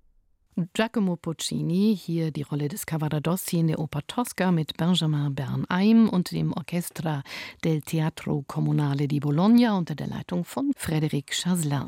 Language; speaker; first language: German; native; German